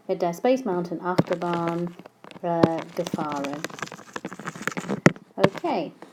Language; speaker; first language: German; non-native, fluent; English